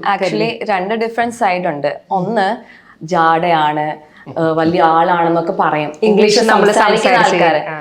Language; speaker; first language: Malayalam; non-native, local second language; English